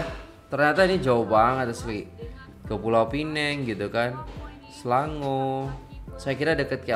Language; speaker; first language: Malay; non-native, local second language; Javanese